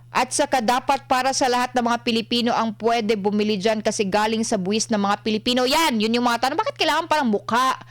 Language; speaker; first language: Filipino; non-native, local second language; Cebuano